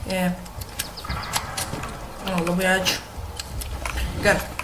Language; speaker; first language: Lithuanian; early bilingual, heritage; Lithuanian